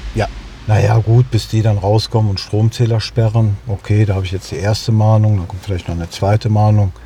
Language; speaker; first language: German; native; German